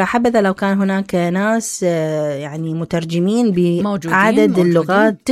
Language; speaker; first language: Arabic; native; Arabic